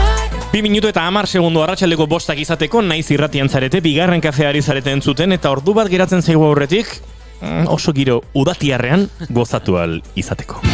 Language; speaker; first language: Basque; native; Basque